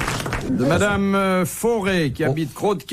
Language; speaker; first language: French; native; French